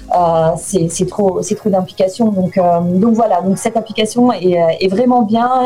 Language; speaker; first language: French; native; French